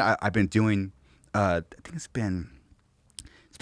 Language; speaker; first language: English; native; English